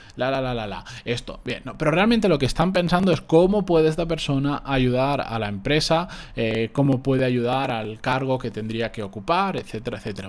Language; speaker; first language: Spanish; native; Spanish